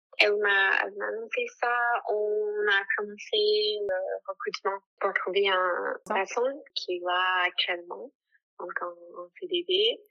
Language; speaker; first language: French; non-native, fluent; English